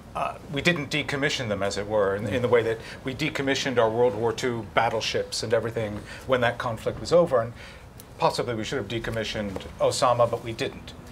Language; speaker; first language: English; native; English